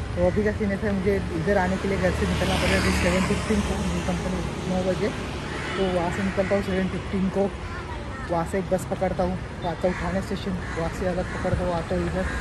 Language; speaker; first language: Hindi; non-native, local second language; Marathi